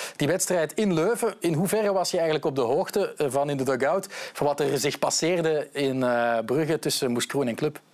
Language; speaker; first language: Dutch; native; Dutch